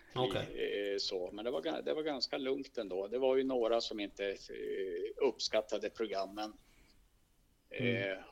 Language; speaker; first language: Swedish; native; Swedish